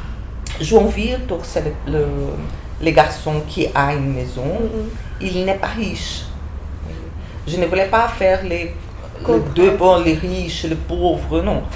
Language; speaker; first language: French; non-native, fluent; Portuguese